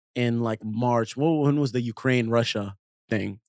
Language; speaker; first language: English; early bilingual, other home language; Arabic